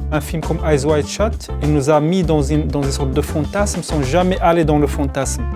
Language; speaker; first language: French; non-native, local second language; Arabic